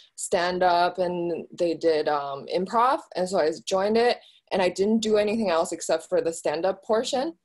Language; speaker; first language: English; early bilingual, other home language; Chinese